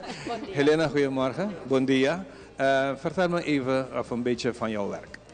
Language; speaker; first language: Dutch; non-native, local second language; Papiamento